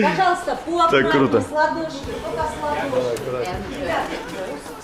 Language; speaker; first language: Russian; native; Russian